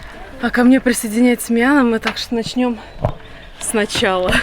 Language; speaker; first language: Russian; native; Russian